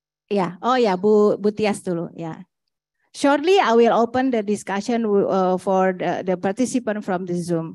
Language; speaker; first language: English; non-native, fluent; Indonesian